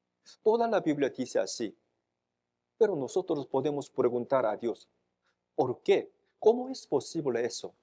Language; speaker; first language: Spanish; non-native, fluent; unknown